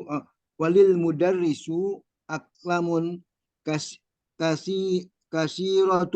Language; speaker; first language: Arabic; non-native, learner; Indonesian